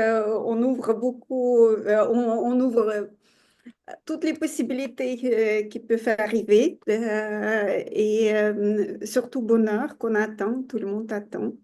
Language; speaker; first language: French; non-native, fluent; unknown